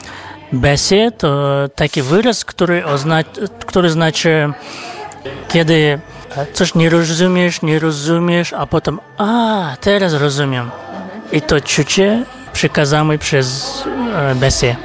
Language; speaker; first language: Polish; non-native, fluent; Kazakh